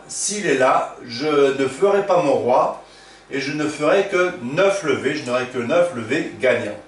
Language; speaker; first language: French; native; French